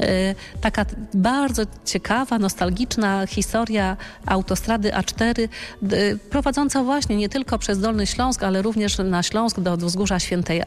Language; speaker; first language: Polish; native; Polish